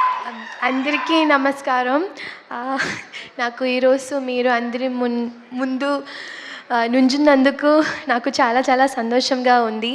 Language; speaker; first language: Telugu; non-native, learner; Malayalam